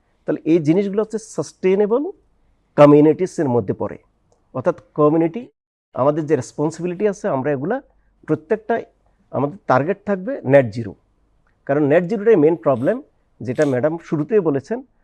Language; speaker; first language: Bangla; native; Bangla